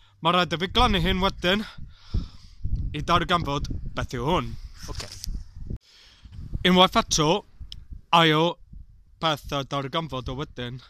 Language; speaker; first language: Welsh; non-native, learner; English